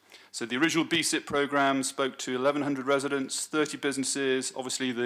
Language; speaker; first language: English; native; English